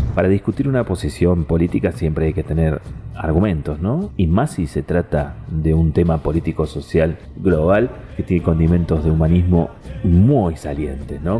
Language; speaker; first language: Spanish; native; Spanish